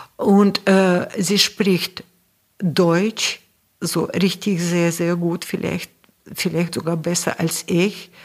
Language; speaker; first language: German; non-native, fluent; Russian